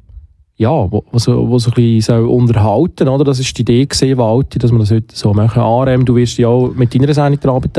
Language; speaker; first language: German; native; German